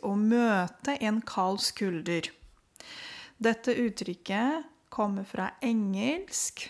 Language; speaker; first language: Norwegian; non-native, fluent; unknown